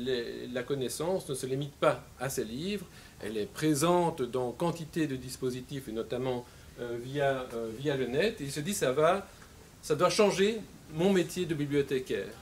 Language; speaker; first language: French; native; French